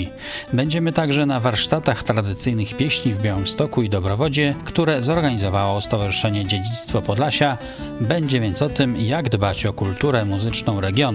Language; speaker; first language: Polish; native; Polish